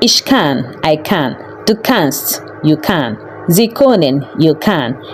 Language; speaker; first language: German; non-native, learner; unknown